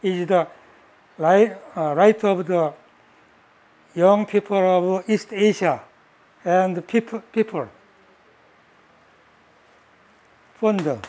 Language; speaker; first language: English; non-native, learner; Korean